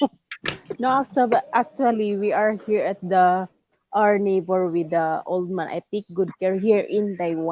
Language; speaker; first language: English; non-native, local second language; Filipino